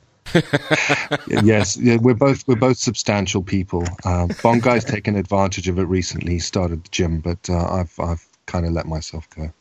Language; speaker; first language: English; native; English